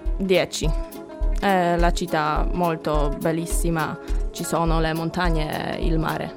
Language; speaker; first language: Italian; non-native, fluent; Polish